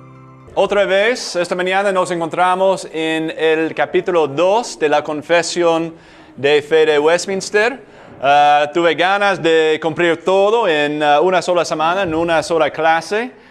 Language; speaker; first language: Spanish; non-native, fluent; English